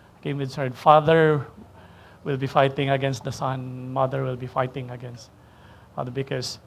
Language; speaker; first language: English; non-native, local second language; Filipino